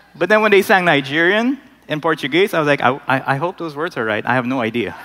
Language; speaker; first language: English; non-native, local second language; Filipino